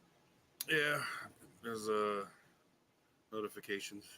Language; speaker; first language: English; native; English